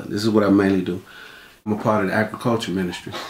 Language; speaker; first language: English; native; English